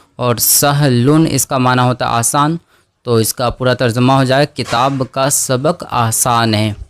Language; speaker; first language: Urdu; native; Urdu